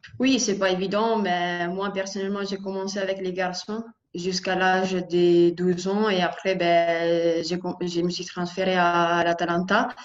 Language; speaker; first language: French; non-native, fluent; Italian